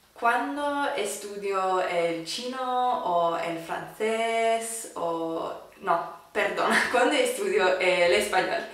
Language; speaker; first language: Spanish; non-native, fluent; English